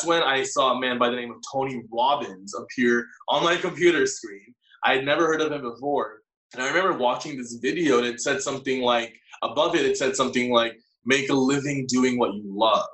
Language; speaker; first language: English; native; English